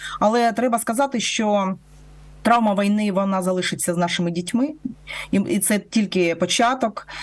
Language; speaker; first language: Ukrainian; non-native, local second language; Russian